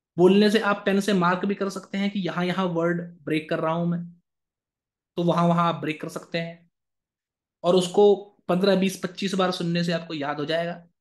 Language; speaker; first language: Hindi; native; Hindi